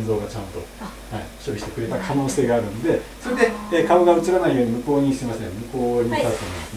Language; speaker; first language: Japanese; native; Japanese